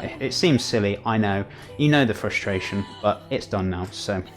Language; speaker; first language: English; native; English